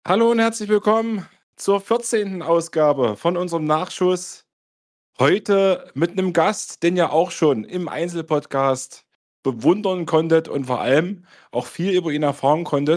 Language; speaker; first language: German; native; German